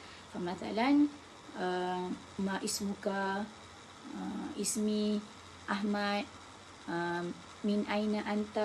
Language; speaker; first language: Arabic; non-native, learner; Malay